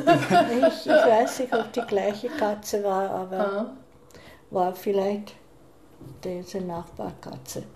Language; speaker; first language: German; non-native, fluent; Hungarian